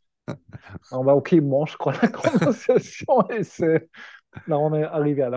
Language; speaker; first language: French; non-native, fluent; German